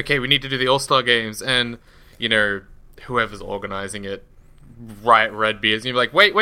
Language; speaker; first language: English; native; English